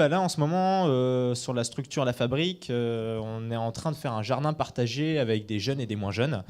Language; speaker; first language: French; native; French